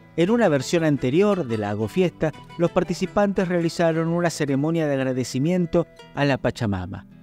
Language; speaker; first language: Spanish; native; Spanish